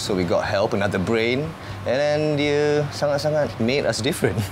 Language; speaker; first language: English; early bilingual, heritage; English